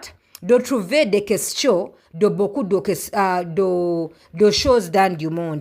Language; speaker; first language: French; non-native, learner; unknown